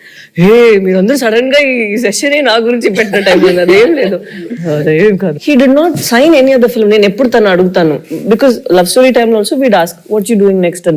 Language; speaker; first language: Telugu; non-native, fluent; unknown